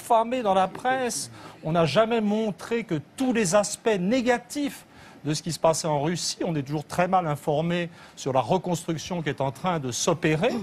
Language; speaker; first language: French; native; French